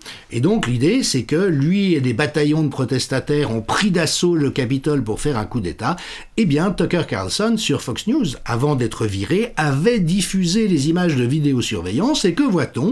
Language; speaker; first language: French; native; French